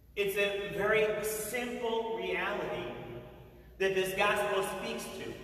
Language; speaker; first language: English; native; English